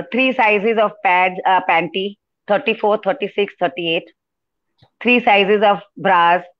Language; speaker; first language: Hindi; non-native, local second language; Gujarati